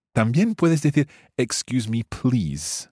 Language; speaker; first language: Spanish; non-native, fluent; English